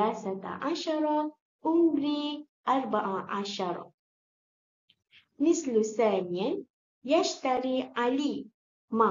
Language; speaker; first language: Arabic; non-native, learner; Malay